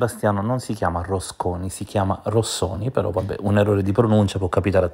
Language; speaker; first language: Italian; native; Italian